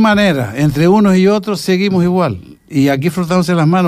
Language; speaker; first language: Spanish; native; Spanish